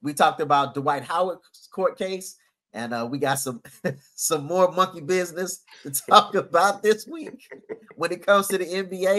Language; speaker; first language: English; native; English